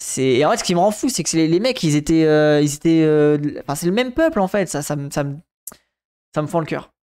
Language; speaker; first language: French; native; French